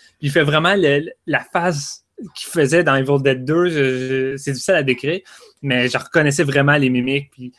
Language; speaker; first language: French; native; French